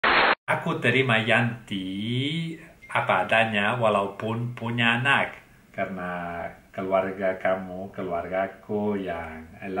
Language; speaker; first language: Indonesian; non-native, learner; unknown